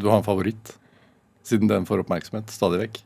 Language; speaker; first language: Norwegian; native; Norwegian